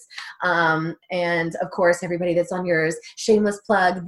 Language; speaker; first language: English; native; English